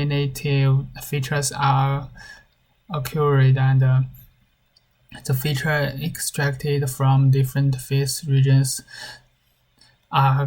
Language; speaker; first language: English; non-native, learner; Chinese